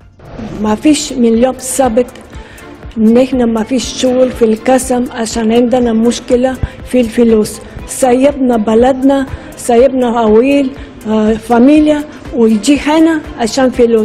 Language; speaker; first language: Arabic; non-native, learner; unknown